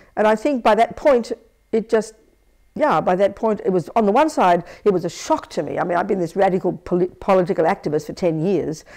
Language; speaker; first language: English; native; English